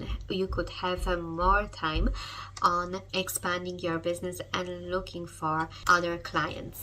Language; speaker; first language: English; non-native, fluent; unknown